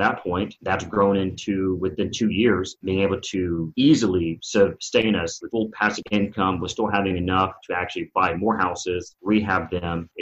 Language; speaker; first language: English; native; English